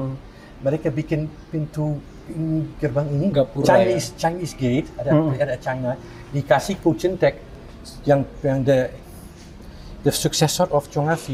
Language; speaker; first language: Indonesian; non-native, fluent; Dutch